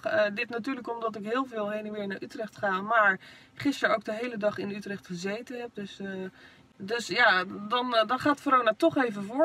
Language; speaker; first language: Dutch; native; Dutch